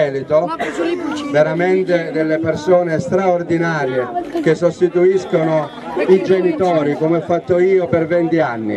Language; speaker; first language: Italian; native; Italian